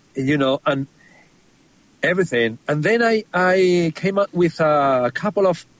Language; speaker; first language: English; non-native, fluent; Spanish